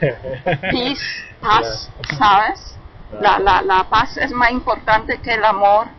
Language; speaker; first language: Spanish; non-native, fluent; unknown